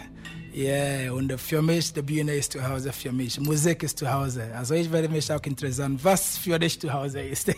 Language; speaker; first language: German; non-native, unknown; Akan